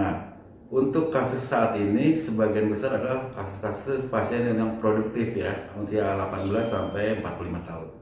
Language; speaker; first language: Indonesian; native; Indonesian